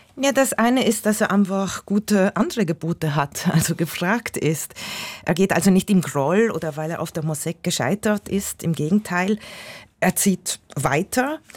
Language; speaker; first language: German; native; German